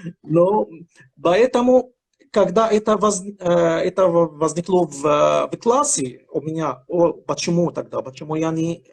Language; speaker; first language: Russian; non-native, fluent; Arabic